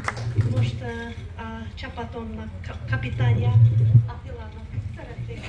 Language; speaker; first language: Hungarian; non-native, learner; Kazakh